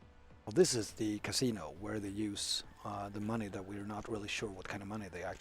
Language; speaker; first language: English; non-native, fluent; Swedish